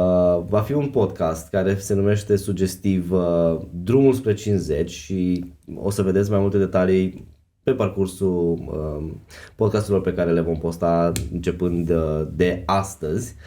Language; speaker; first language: Romanian; native; Romanian